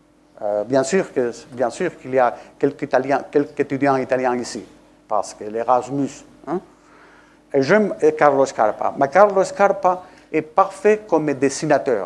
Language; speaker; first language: French; non-native, fluent; Spanish